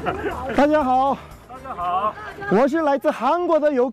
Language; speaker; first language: Chinese; non-native, fluent; Korean